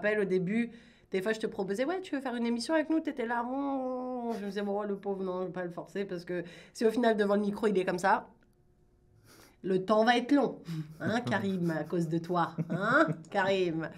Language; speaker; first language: French; native; French